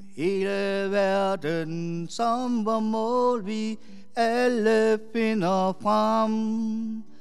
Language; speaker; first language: Danish; native; Danish